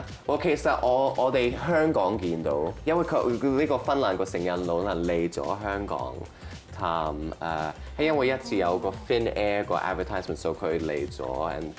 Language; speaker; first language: Cantonese; non-native, local second language; French